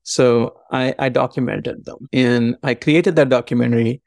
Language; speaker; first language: English; non-native, local second language; Marathi